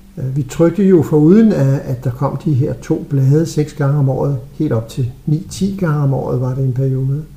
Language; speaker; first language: Danish; native; Danish